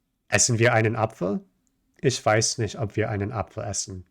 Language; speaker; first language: German; non-native, fluent; English